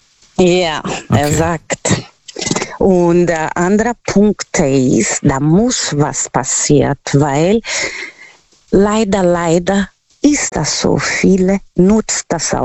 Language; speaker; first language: German; non-native, learner; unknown